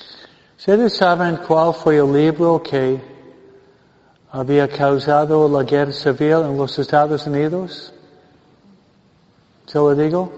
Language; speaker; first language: Spanish; non-native, fluent; English